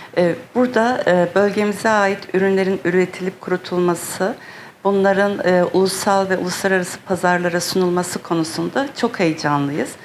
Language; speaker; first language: Turkish; native; Turkish